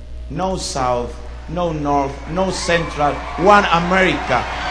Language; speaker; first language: English; non-native, fluent; Spanish